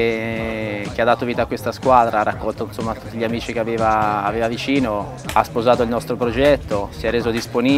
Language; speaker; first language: Italian; native; Italian